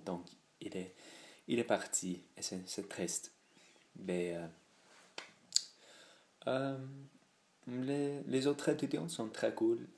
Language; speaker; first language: French; non-native, learner; English